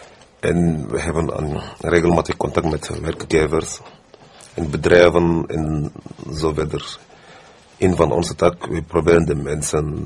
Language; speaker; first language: Dutch; non-native, fluent; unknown